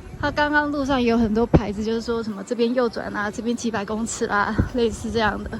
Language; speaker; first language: Chinese; native; Chinese